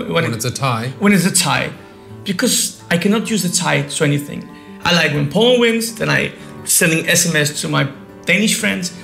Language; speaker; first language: English; non-native, fluent; Polish